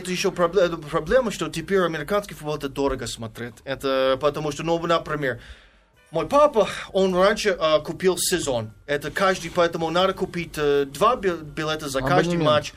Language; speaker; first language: Russian; non-native, fluent; English